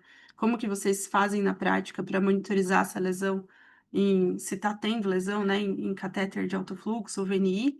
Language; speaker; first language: Portuguese; native; Portuguese